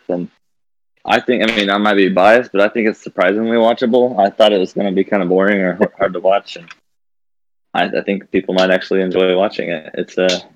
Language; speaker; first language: English; native; English